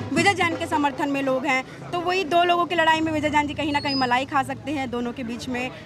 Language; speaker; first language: Hindi; native; Hindi